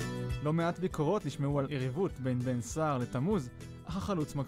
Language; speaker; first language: Hebrew; native; Hebrew